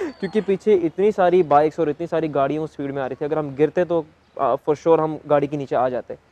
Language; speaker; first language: Urdu; native; Urdu